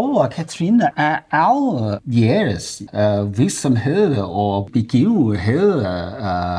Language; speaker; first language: Danish; non-native, learner; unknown